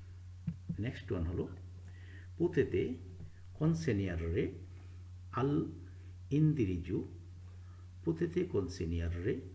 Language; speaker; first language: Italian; non-native, fluent; Bangla